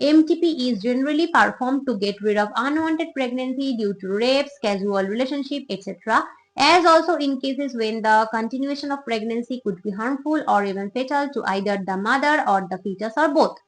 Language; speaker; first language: English; non-native, local second language; Bangla